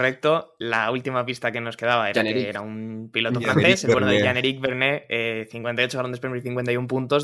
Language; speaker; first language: Spanish; native; Spanish